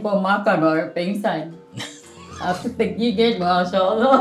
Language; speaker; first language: Malay; native; Malay